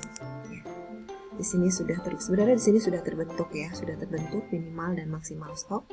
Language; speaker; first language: Indonesian; native; Indonesian